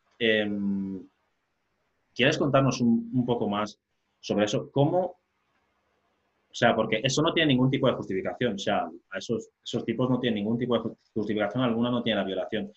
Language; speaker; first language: Spanish; non-native, local second language; Fang